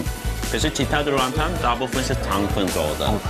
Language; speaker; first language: Chinese; non-native, fluent; Turkish